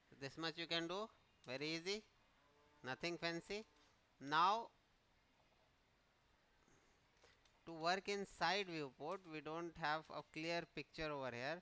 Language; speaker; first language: English; non-native, local second language; Hindi